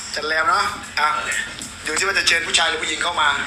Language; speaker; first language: Thai; native; Thai